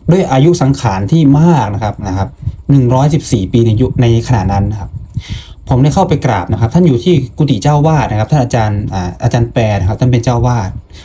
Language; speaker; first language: Thai; non-native, local second language; Lao